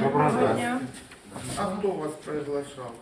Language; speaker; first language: Ukrainian; non-native, local second language; Russian